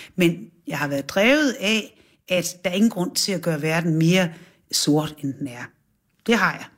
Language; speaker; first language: Danish; native; Danish